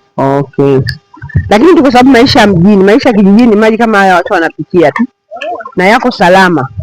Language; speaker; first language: Swahili; native; Swahili